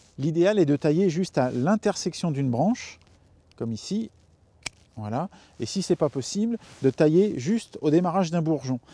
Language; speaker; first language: French; native; French